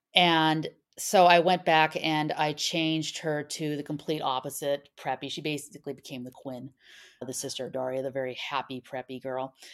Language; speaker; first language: English; native; English